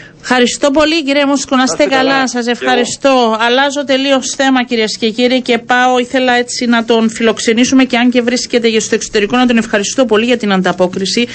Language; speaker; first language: Greek; native; Greek